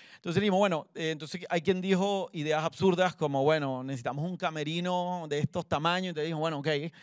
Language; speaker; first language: Spanish; native; Spanish